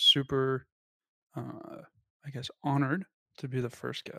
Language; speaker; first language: English; native; English